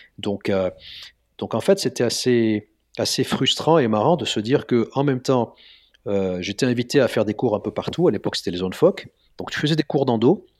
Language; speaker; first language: French; non-native, local second language; Arabic